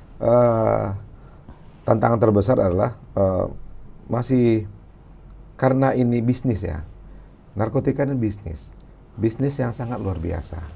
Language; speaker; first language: Indonesian; non-native, local second language; Minangkabau